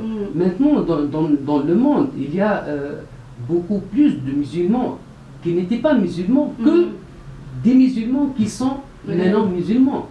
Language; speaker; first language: French; non-native, local second language; Arabic